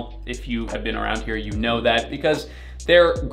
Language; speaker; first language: English; native; English